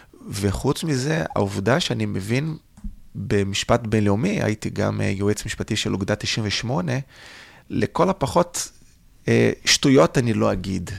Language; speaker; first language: Hebrew; non-native, fluent; Portuguese